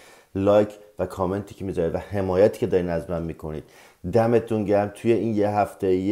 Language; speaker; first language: Persian; native; Persian